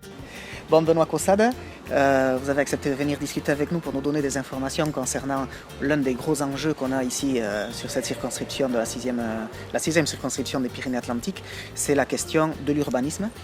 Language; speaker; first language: French; native; French